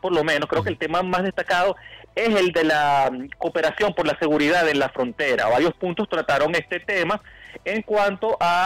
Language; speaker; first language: Spanish; native; Spanish